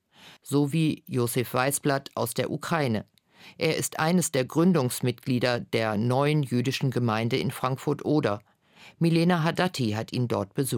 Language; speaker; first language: German; native; German